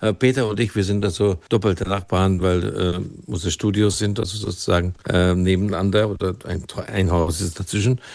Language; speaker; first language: German; non-native, fluent; Hungarian